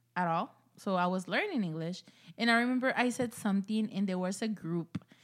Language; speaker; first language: English; early bilingual, other home language; Spanish